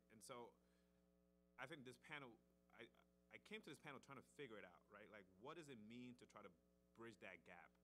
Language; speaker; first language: English; native; English